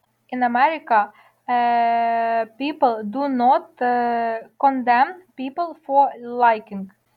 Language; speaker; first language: English; non-native, learner; Ukrainian